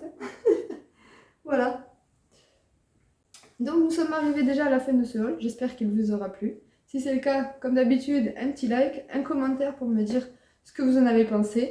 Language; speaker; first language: French; native; French